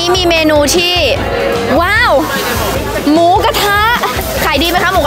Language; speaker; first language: Thai; native; Thai